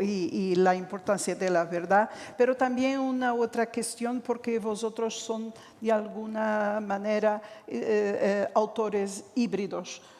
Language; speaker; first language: Spanish; non-native, fluent; Portuguese